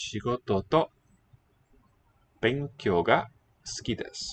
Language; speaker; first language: Japanese; non-native, learner; English